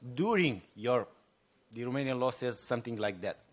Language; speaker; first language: English; non-native, fluent; Romanian